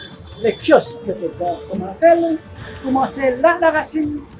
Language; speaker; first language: French; non-native, local second language; Morisyen